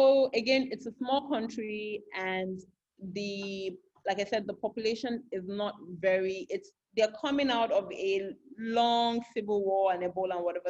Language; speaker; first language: English; non-native, local second language; Yoruba